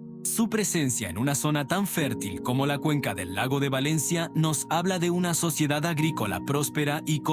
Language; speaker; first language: Spanish; native; Spanish